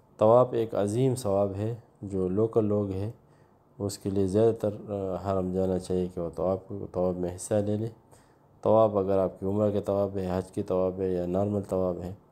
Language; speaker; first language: Urdu; non-native, local second language; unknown